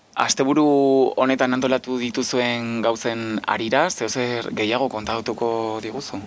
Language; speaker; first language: Basque; non-native, local second language; Spanish